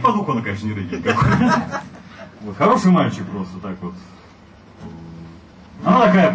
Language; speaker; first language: Russian; native; Russian